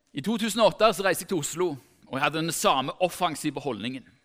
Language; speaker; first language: Norwegian; native; Norwegian